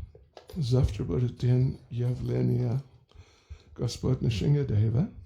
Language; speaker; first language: Russian; non-native, learner; English